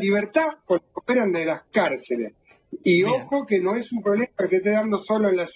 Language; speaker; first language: Spanish; native; Spanish